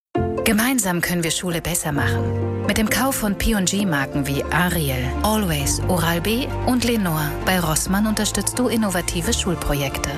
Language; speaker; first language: German; native; German